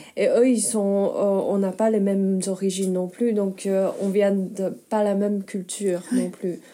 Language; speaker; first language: French; non-native, fluent; Chinese